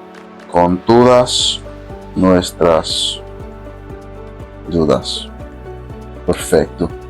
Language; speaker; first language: Spanish; non-native, fluent; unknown